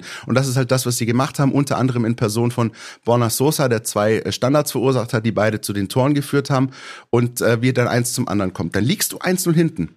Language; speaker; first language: German; native; German